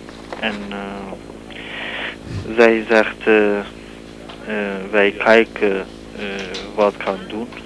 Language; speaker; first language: Dutch; non-native, learner; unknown